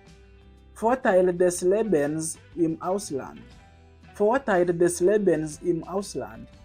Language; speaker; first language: German; non-native, fluent; Kinyarwanda